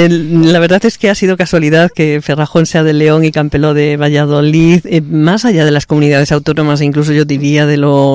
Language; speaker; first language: Spanish; native; Spanish